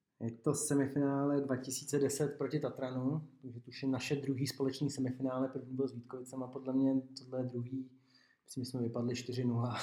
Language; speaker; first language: Czech; native; Czech